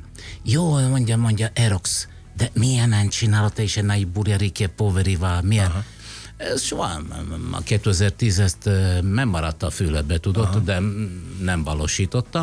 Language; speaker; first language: Hungarian; non-native, fluent; Italian